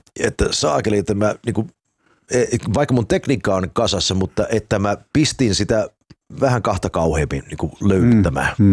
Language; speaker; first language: Finnish; early bilingual, heritage; English